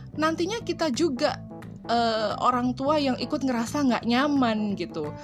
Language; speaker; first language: Indonesian; native; Indonesian